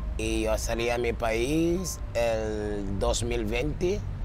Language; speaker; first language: Spanish; non-native, learner; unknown